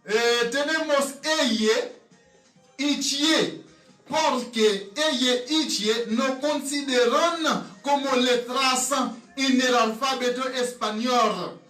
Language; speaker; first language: Spanish; non-native, learner; Haitian Creole